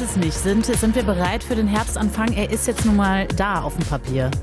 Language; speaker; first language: German; native; German